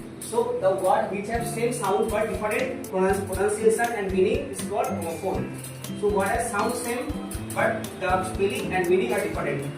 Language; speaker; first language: English; non-native, local second language; Bangla